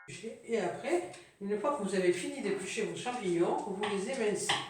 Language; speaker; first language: French; native; French